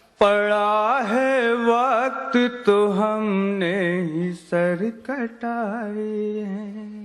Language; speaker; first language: Urdu; native; Urdu